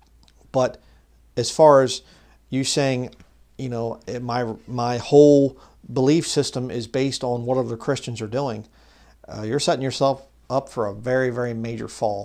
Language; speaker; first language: English; native; English